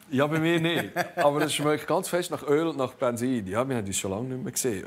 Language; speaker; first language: German; native; German